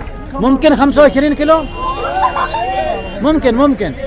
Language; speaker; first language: Arabic; non-native, learner; Urdu